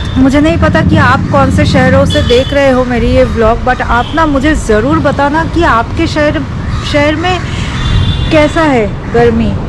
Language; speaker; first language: Hindi; non-native, local second language; Bangla